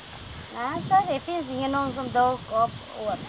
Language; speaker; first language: Swedish; non-native, learner; Thai